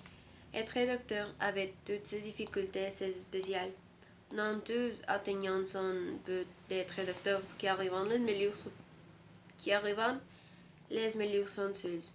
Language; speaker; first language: French; non-native, learner; Spanish